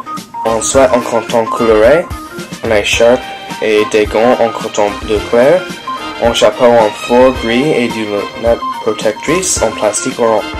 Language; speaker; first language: French; non-native, learner; English